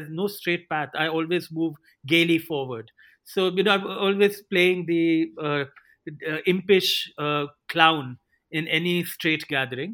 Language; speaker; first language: English; non-native, local second language; Hindi